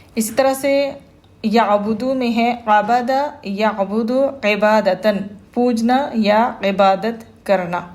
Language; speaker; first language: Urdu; native; Urdu